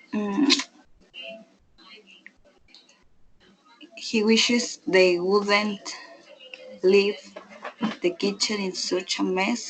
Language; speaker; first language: English; non-native, learner; Spanish